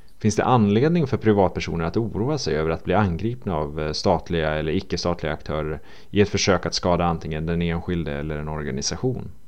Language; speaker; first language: Swedish; native; Swedish